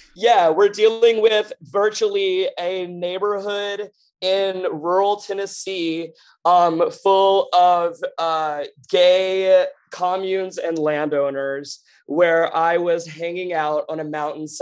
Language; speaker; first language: English; native; English